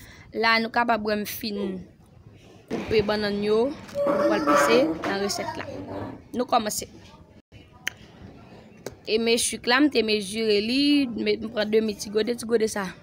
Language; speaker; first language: French; non-native, learner; Haitian Creole